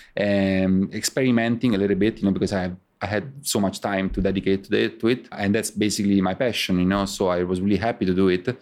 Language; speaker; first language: English; non-native, fluent; Italian